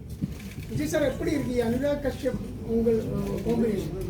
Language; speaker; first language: Tamil; non-native, learner; Malayalam